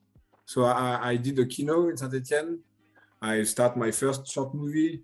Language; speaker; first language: English; non-native, learner; French